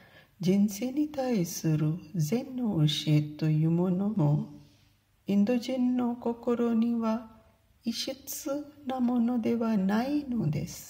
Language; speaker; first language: Japanese; non-native, fluent; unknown